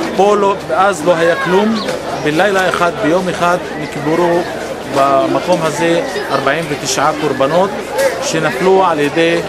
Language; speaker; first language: Hebrew; non-native, local second language; Arabic